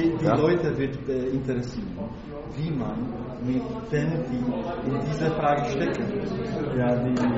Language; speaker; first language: German; non-native, learner; Slovak